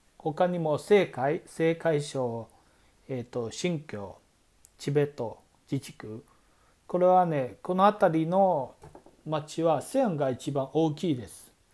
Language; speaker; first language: Japanese; non-native, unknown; Chinese